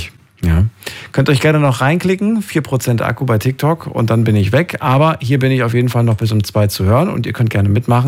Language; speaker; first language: German; native; German